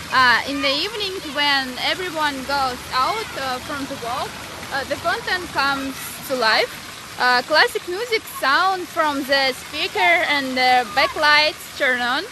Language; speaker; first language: English; non-native, learner; Russian